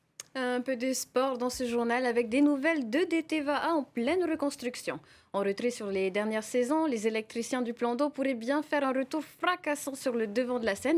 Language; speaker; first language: French; native; French